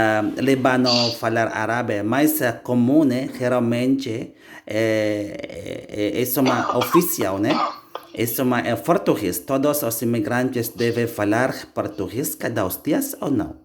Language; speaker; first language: Portuguese; non-native, learner; Indonesian